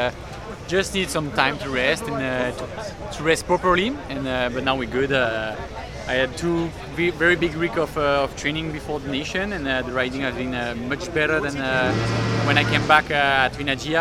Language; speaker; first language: English; non-native, fluent; French